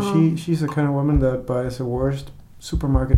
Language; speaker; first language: English; non-native, fluent; Spanish